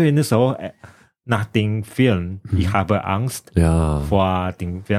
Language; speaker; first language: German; non-native, learner; Chinese